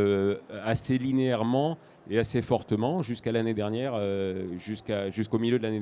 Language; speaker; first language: French; native; French